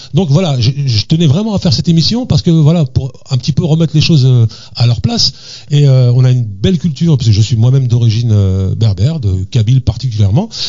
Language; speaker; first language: French; native; French